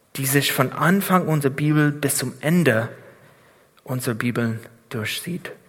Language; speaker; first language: German; non-native, fluent; English